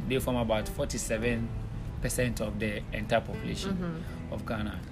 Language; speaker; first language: English; non-native, local second language; Akan